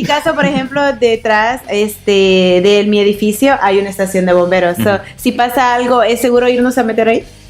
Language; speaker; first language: Spanish; native; Spanish